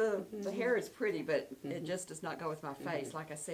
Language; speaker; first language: English; native; English